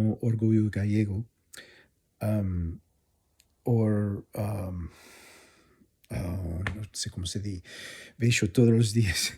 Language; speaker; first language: Galician; non-native, fluent; English